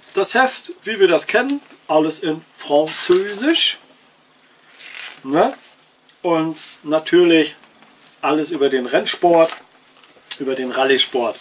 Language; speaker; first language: German; native; German